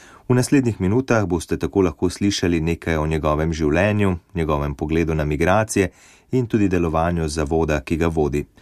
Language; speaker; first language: Slovenian; native; Slovenian